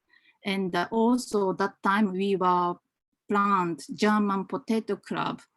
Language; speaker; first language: English; non-native, fluent; Japanese